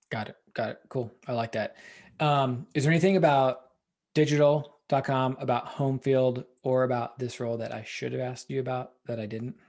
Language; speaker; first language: English; native; English